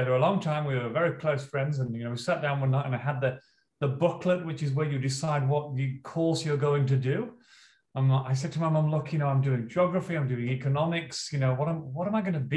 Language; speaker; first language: English; native; English